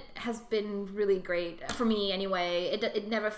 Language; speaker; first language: English; native; English